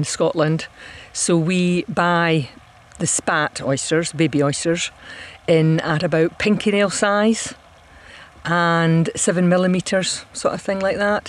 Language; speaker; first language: English; native; English